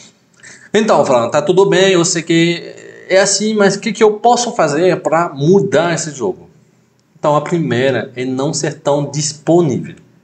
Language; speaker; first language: Portuguese; non-native, fluent; French